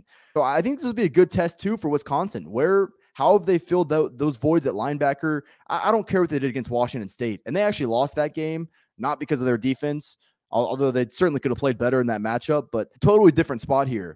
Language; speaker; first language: English; native; English